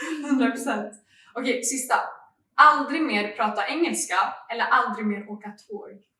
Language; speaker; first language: Swedish; native; Swedish